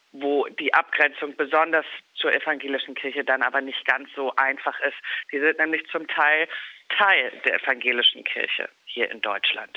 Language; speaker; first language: German; native; German